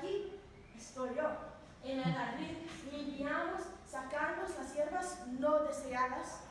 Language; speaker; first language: Spanish; non-native, learner; English